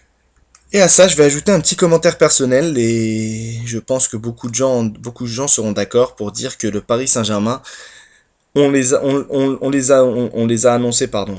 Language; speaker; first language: French; native; French